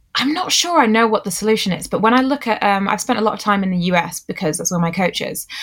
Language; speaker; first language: English; native; English